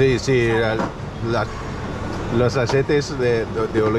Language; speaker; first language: Spanish; non-native, learner; English